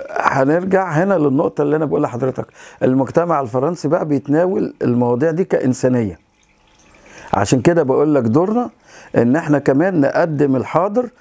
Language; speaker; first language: Arabic; native; Arabic